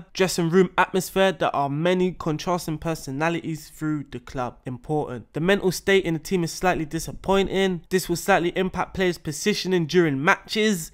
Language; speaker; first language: English; native; English